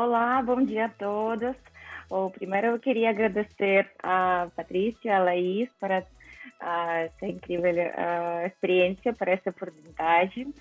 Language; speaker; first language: Portuguese; non-native, fluent; Ukrainian